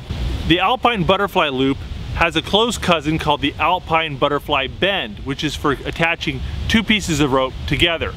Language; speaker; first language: English; native; English